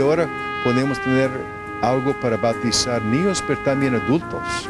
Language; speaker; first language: Spanish; non-native, fluent; English